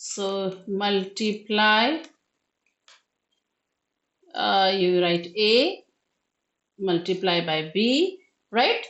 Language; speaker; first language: English; non-native, local second language; Hindi